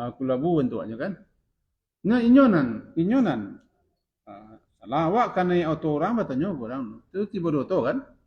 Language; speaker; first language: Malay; non-native, local second language; Minangkabau